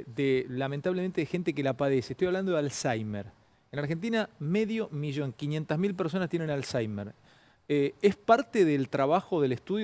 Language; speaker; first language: Spanish; native; Spanish